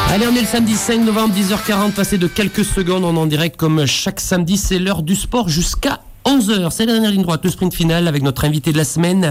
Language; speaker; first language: French; native; French